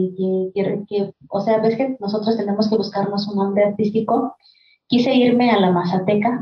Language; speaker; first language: Spanish; non-native, local second language; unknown